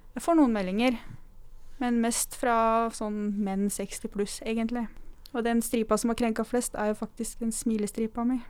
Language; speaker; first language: Norwegian; native; Norwegian